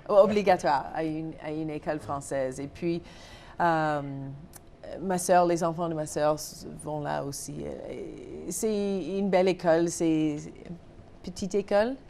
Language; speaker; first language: French; non-native, local second language; English